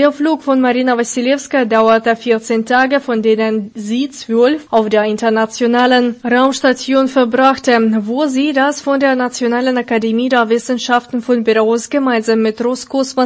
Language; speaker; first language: German; non-native, fluent; Russian